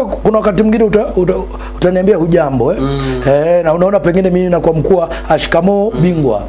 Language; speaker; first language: Swahili; native; Swahili